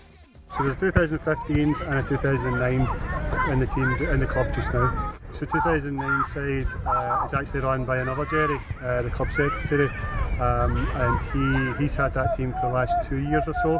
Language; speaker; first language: English; native; English